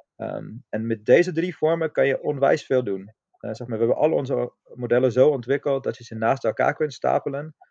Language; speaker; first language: Dutch; non-native, fluent; German